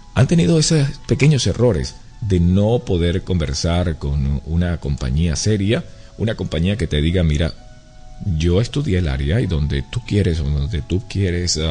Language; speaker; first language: Spanish; native; Spanish